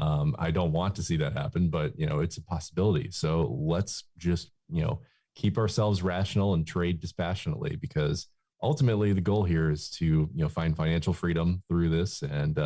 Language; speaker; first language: English; native; English